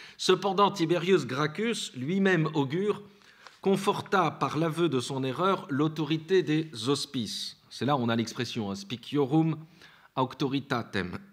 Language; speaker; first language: French; native; French